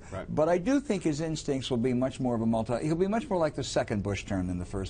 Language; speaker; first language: English; native; English